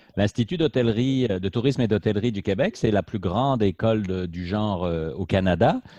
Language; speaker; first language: French; native; French